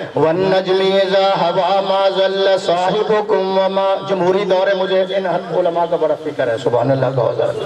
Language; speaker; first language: Urdu; non-native, local second language; Punjabi